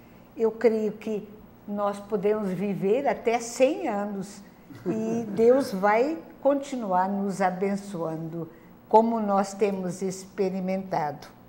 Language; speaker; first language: Portuguese; non-native, local second language; German